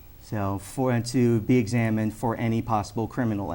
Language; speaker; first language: English; native; English